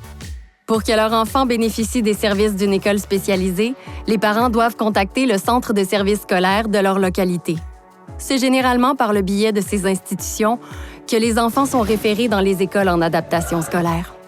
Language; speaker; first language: French; native; French